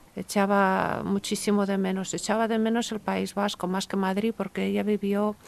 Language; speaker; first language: Spanish; early bilingual, heritage; Russian